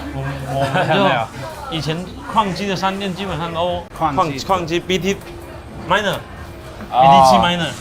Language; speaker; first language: Chinese; native; Chinese